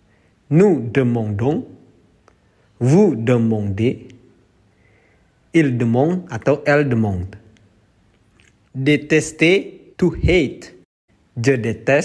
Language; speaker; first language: French; non-native, fluent; Indonesian